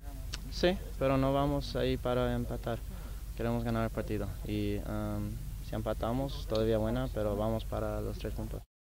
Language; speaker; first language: Spanish; non-native, learner; English